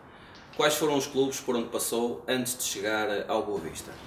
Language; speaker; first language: Portuguese; native; Portuguese